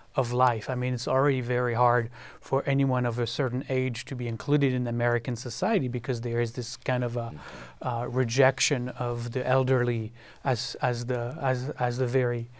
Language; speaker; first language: English; non-native, fluent; French